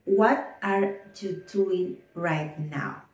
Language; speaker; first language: English; non-native, fluent; Spanish